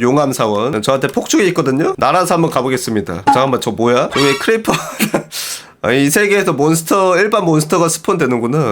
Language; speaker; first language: Korean; native; Korean